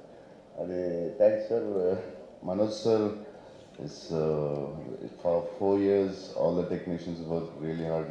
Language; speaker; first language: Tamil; non-native, learner; Telugu